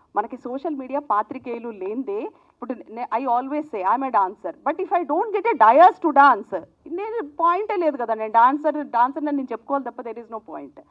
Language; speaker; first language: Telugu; native; Telugu